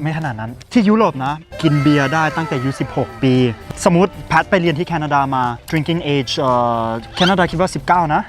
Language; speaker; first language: Thai; non-native, fluent; German